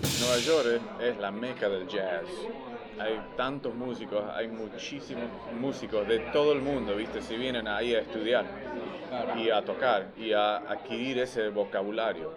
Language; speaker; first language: Spanish; early bilingual, other home language; English